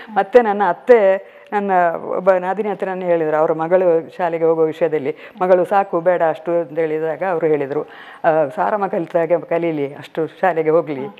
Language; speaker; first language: Kannada; non-native, local second language; Malayalam